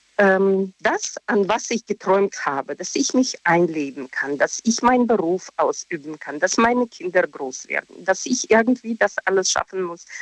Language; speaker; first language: German; non-native, learner; Russian